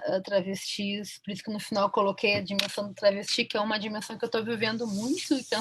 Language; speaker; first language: Portuguese; native; Portuguese